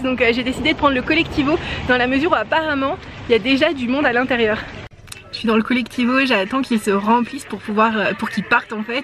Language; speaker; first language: French; native; French